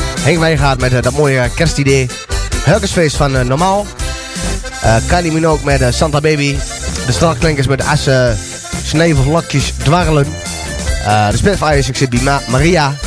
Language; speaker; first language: Dutch; native; Dutch